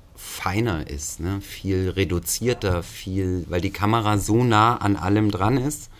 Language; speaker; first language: German; native; German